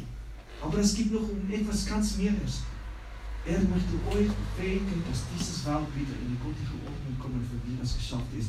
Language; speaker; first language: German; non-native, learner; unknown